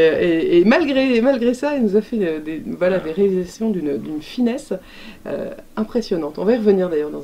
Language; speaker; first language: French; native; French